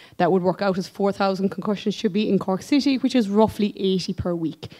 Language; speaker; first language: English; native; English